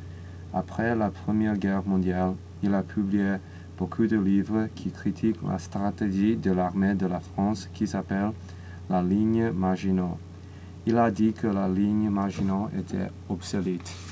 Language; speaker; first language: French; non-native, learner; English